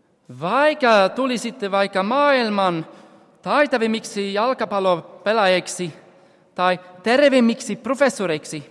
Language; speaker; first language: Finnish; non-native, fluent; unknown